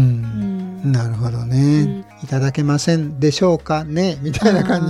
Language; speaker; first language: Japanese; native; Japanese